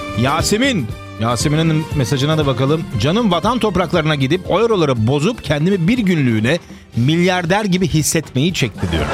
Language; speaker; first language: Turkish; early bilingual, heritage; Turkish